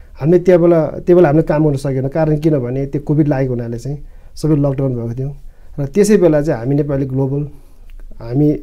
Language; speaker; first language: Nepali; non-native, local second language; Eastern Tamang